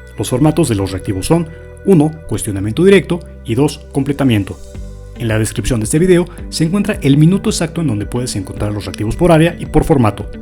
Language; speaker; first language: Spanish; native; Spanish